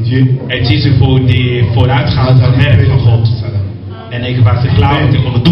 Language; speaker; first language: Dutch; non-native, fluent; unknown